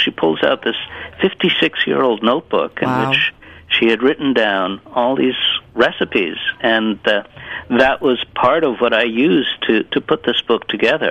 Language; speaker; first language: English; early bilingual, other home language; Italian